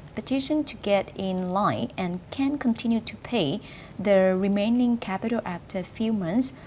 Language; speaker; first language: English; non-native, fluent; Vietnamese